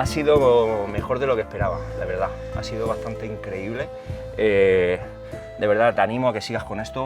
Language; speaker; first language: Spanish; native; Spanish